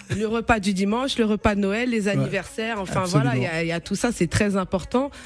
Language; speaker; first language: French; native; French